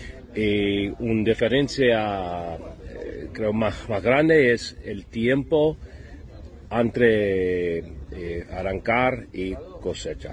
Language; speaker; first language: Spanish; non-native, learner; English